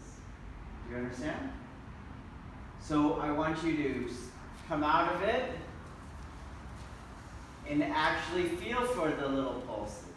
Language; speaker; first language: English; native; English